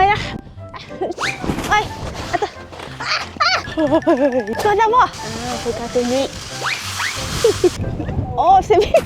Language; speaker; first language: French; non-native, learner; Thai